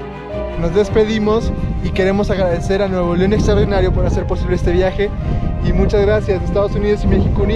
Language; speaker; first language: Spanish; native; Spanish